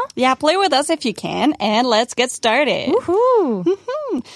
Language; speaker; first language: English; native; English